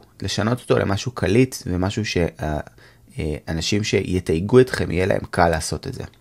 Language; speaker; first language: Hebrew; native; Hebrew